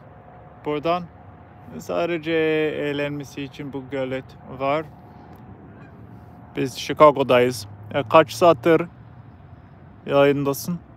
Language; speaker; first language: Turkish; non-native, learner; English